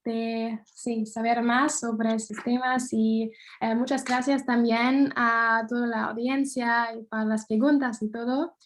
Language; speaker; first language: Spanish; non-native, fluent; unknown